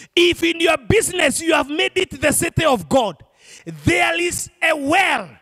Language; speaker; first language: English; non-native, local second language; Swahili